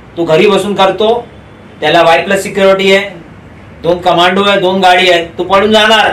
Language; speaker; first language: Marathi; non-native, local second language; Hindi